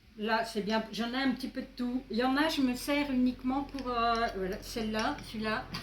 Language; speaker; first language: French; native; French